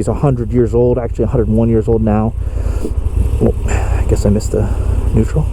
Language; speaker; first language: English; native; English